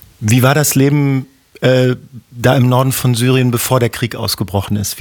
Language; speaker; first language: German; native; German